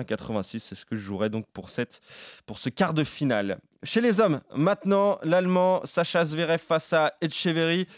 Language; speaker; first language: French; native; French